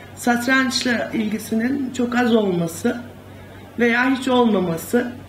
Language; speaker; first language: Turkish; native; Turkish